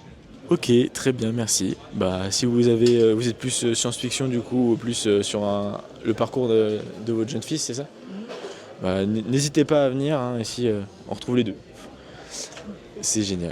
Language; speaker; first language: French; native; French